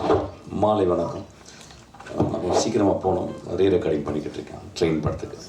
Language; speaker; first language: Tamil; native; Tamil